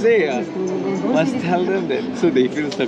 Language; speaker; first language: English; non-native, learner; Korean